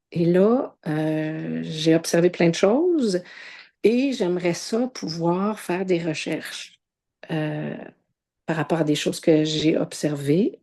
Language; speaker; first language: French; native; French